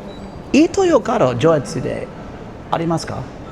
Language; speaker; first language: Japanese; non-native, learner; English